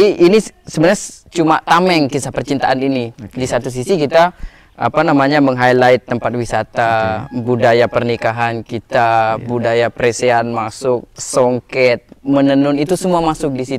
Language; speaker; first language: Indonesian; non-native, local second language; Sasak